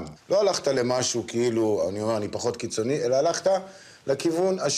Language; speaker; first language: Hebrew; native; Hebrew